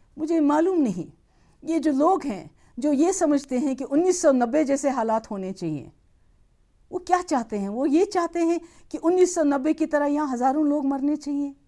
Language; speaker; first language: Hindi; non-native, local second language; Kashmiri